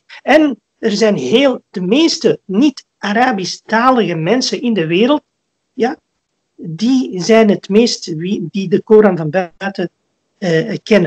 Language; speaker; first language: Dutch; early bilingual, other home language; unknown